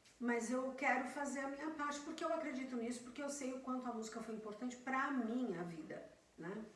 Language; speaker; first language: Portuguese; native; Portuguese